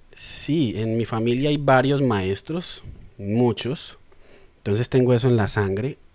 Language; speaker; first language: Spanish; native; Spanish